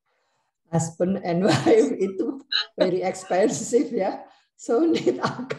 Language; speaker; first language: English; non-native, learner; Indonesian